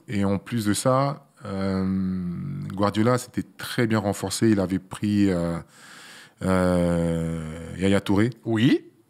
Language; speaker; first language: French; early bilingual, other home language; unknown